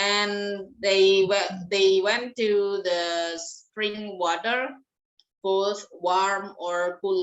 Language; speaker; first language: English; non-native, fluent; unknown